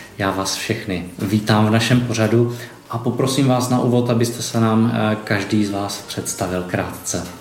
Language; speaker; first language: Czech; native; Czech